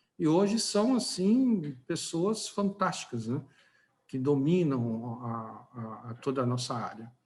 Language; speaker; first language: Portuguese; native; Portuguese